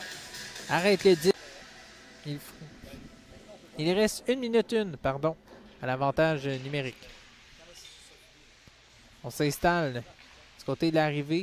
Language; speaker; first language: French; native; French